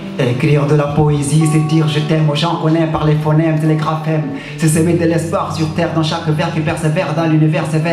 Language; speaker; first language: French; non-native, local second language; Wolof